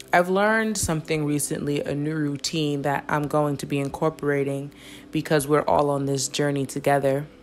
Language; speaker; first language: English; native; English